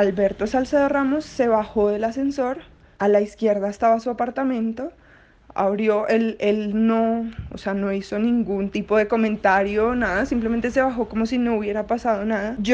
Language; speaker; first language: Spanish; native; Spanish